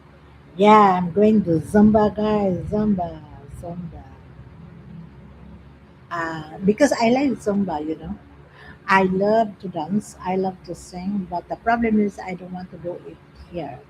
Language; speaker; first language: English; non-native, local second language; Filipino